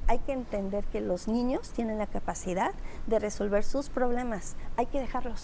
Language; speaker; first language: Spanish; native; Spanish